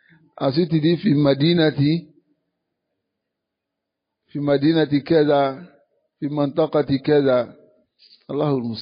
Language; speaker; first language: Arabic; non-native, fluent; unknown